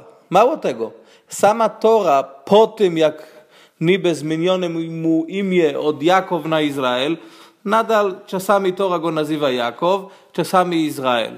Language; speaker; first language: Polish; non-native, fluent; Hebrew